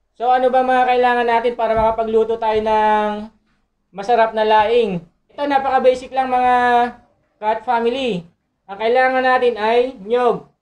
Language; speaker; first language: Filipino; non-native, local second language; Bikol